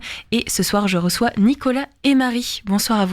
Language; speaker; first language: French; native; French